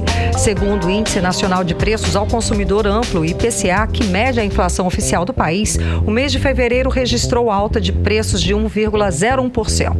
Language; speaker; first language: Portuguese; native; Portuguese